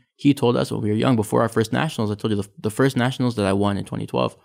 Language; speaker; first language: English; native; English